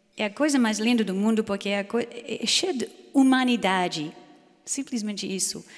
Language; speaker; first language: Portuguese; non-native, fluent; English